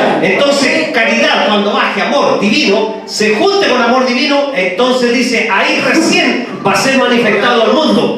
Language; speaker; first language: Spanish; native; Spanish